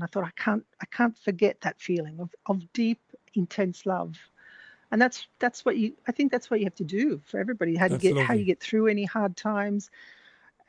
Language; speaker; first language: English; native; English